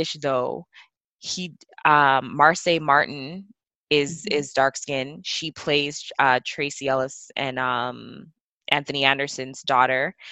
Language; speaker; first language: English; native; English